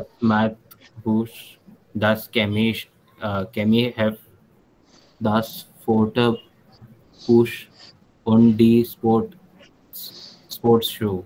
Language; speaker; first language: German; non-native, learner; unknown